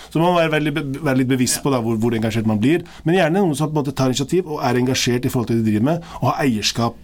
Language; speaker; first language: Norwegian; early bilingual, other home language; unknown